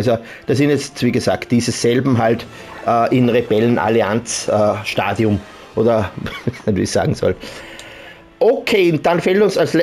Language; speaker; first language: German; native; German